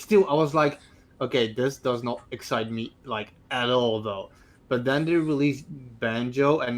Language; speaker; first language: English; native; English